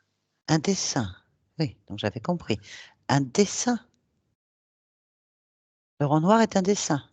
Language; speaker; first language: French; native; French